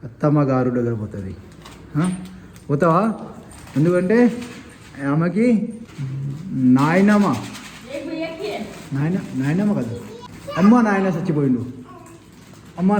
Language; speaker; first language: Telugu; non-native, learner; Hindi